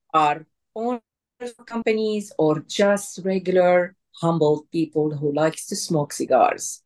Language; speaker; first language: English; non-native, fluent; Arabic